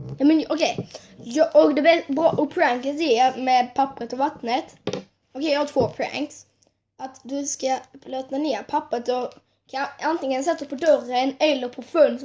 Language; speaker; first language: Swedish; native; Swedish